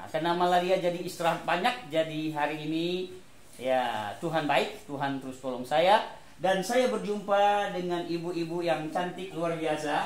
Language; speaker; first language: Indonesian; non-native, local second language; Achinese